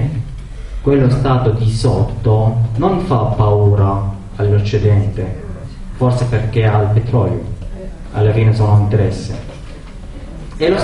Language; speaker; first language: Italian; non-native, learner; Arabic